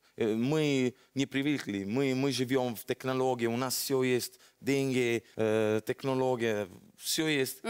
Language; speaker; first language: Russian; non-native, learner; Italian